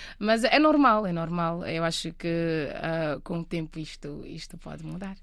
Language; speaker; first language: Portuguese; non-native, local second language; Kabuverdianu